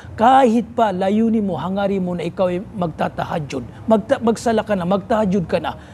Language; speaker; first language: Filipino; non-native, local second language; Maranao